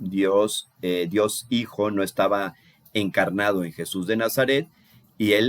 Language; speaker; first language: Spanish; native; Spanish